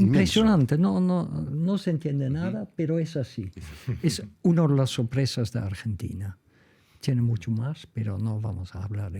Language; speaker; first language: Spanish; non-native, fluent; Dutch